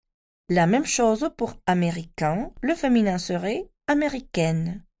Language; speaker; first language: French; non-native, fluent; Spanish